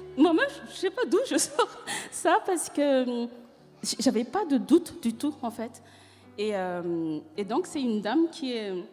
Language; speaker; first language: French; non-native, local second language; Malagasy